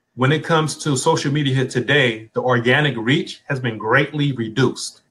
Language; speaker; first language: English; native; English